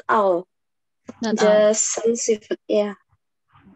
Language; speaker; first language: English; non-native, learner; Indonesian